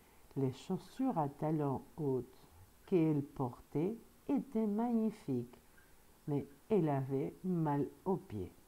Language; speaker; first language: French; non-native, fluent; Spanish